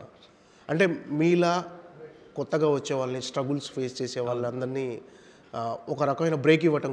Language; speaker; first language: Telugu; native; Telugu